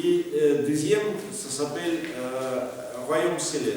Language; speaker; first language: French; non-native, fluent; Russian